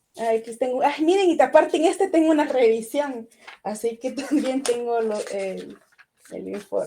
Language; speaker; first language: Spanish; native; Spanish